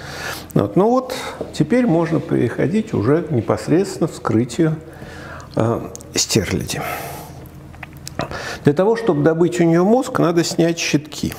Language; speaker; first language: Russian; native; Russian